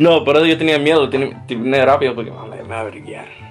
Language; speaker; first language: Spanish; early bilingual, heritage; Spanish